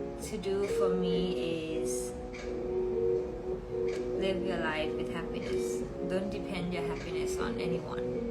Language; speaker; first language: English; non-native, fluent; Thai